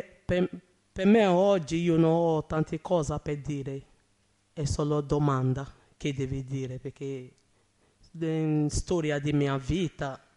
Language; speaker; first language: Italian; non-native, learner; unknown